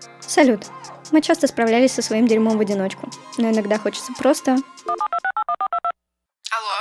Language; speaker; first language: Russian; native; Russian